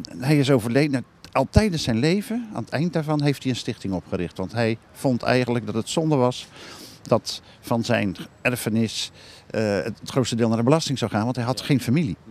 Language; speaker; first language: Dutch; native; Dutch